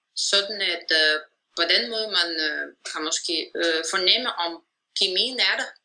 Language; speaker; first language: Danish; non-native, fluent; Russian